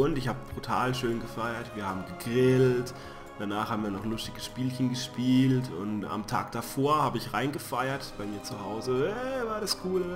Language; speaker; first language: German; native; German